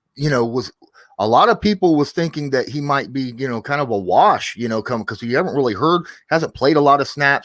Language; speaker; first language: English; native; English